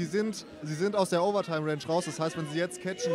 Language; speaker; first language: German; native; German